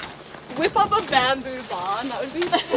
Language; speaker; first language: English; native; English